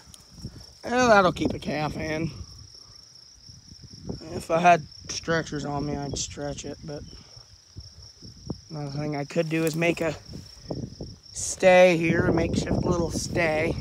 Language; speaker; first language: English; native; English